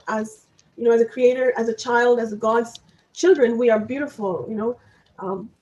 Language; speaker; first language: English; non-native, local second language; Hindi